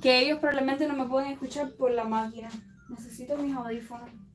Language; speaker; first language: Spanish; early bilingual, other home language; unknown